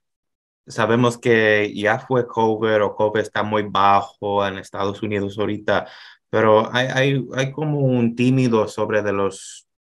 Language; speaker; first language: Spanish; non-native, learner; English